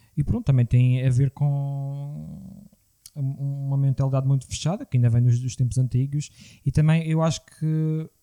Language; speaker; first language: Portuguese; native; Portuguese